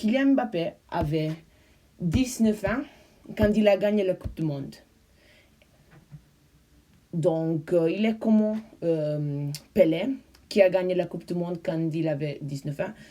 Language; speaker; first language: French; non-native, learner; English